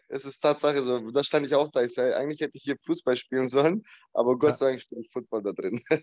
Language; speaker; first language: German; early bilingual, other home language; Bosnian